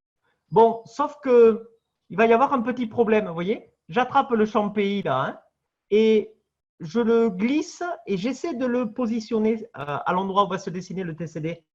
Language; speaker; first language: French; native; French